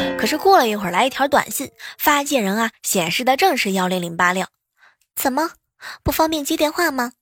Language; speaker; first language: Chinese; native; Chinese